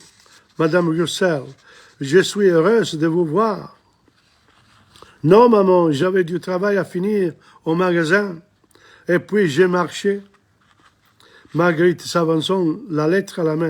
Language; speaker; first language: French; non-native, fluent; English